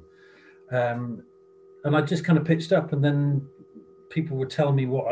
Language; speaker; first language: English; native; English